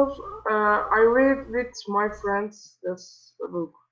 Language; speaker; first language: English; non-native, learner; Turkish